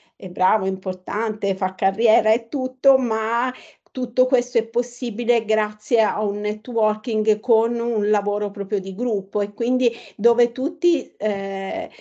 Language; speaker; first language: Italian; native; Italian